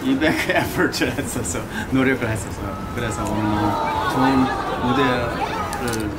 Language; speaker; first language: Korean; early bilingual, heritage; Korean